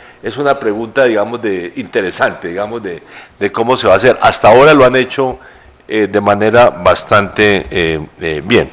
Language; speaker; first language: Spanish; native; Spanish